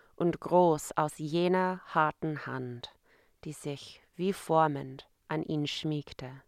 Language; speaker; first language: German; non-native, fluent; English